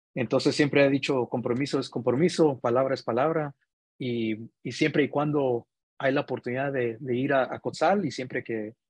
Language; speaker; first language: Spanish; early bilingual, heritage; Spanish